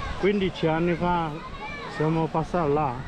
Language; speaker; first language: Italian; non-native, learner; Vietnamese